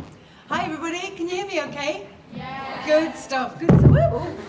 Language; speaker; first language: English; native; English